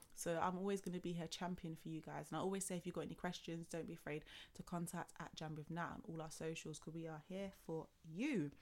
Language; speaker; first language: English; native; English